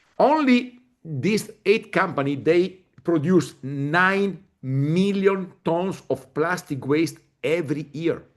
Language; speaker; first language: English; non-native, fluent; Italian